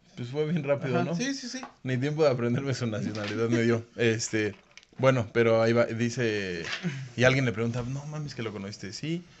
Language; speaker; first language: Spanish; native; Spanish